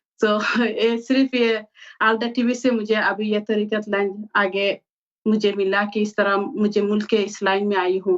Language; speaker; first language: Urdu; non-native, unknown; Bangla